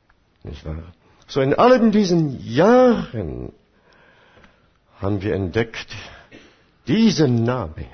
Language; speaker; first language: German; non-native, fluent; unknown